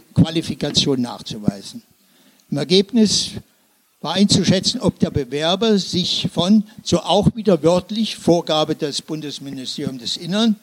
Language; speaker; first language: German; native; German